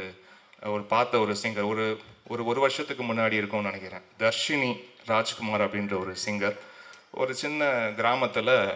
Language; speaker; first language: Tamil; native; Tamil